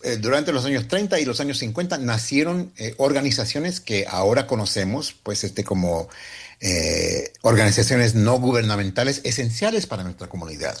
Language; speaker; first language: Spanish; early bilingual, heritage; Spanish